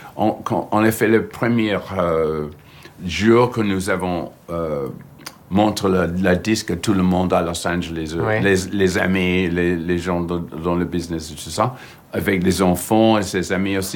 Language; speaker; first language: French; non-native, fluent; English